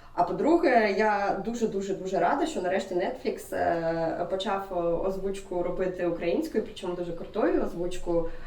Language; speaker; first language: Ukrainian; non-native, local second language; Russian